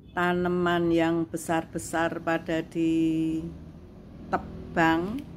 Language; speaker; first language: Indonesian; non-native, local second language; Javanese